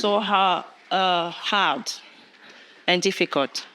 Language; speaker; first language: English; non-native, learner; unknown